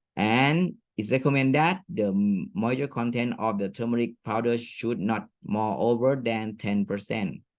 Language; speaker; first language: English; non-native, fluent; Thai